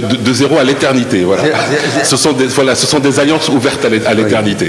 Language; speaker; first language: French; non-native, local second language; Arabic